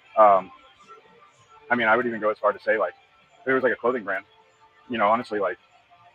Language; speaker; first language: English; native; English